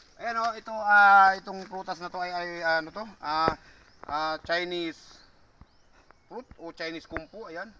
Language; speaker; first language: Filipino; native; Filipino